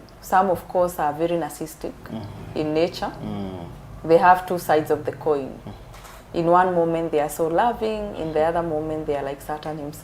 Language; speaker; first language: English; non-native, local second language; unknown